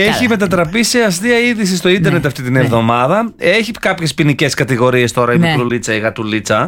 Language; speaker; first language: Greek; native; Greek